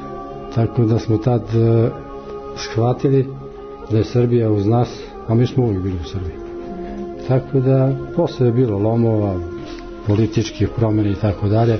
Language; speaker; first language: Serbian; non-native, local second language; Gurani